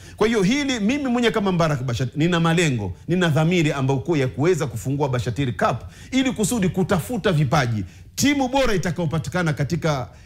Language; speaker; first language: Swahili; native; Swahili